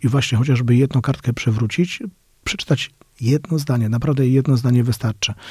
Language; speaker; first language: Polish; native; Polish